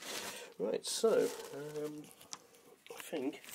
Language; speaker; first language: English; native; English